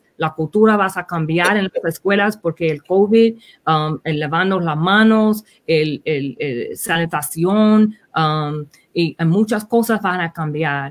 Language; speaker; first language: Spanish; early bilingual, heritage; Spanish